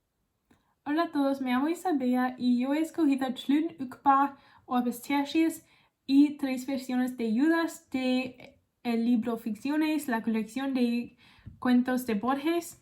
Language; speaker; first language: Spanish; non-native, learner; English